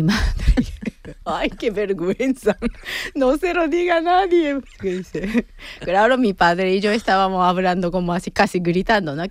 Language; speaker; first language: Spanish; non-native, fluent; Japanese